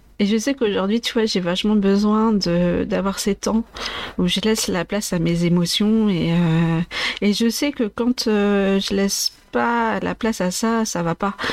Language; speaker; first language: French; native; French